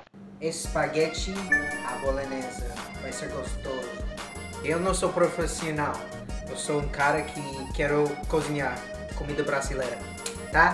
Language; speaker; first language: Portuguese; non-native, learner; English